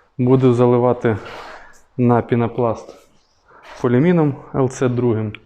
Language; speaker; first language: Ukrainian; non-native, local second language; Russian